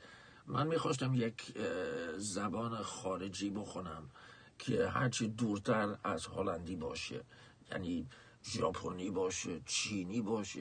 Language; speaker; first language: Persian; non-native, fluent; Dutch